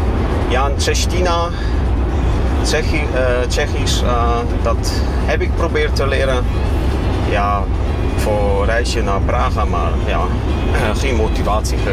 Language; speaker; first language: Dutch; non-native, fluent; Kashubian